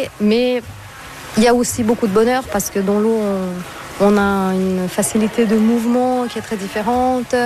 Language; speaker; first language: French; non-native, fluent; Portuguese